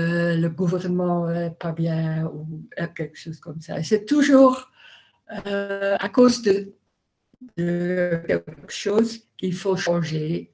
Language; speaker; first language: French; non-native, learner; Dutch